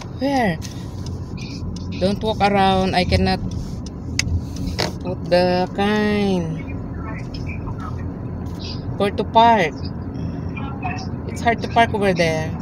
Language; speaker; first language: English; non-native, local second language; Filipino